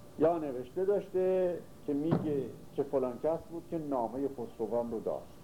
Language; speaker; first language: Persian; native; Persian